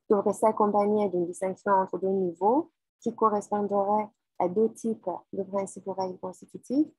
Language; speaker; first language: French; non-native, fluent; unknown